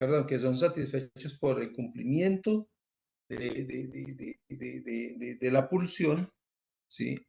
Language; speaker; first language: Spanish; native; Spanish